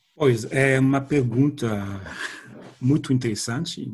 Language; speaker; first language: Portuguese; non-native, fluent; French